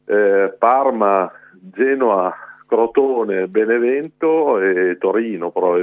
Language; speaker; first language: Italian; native; Italian